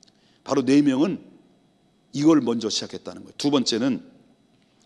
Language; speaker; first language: Korean; native; Korean